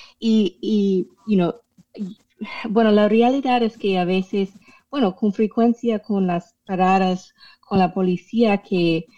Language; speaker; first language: Spanish; non-native, fluent; English